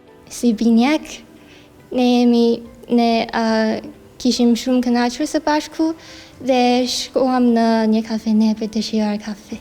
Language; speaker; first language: Albanian; non-native, learner; Chinese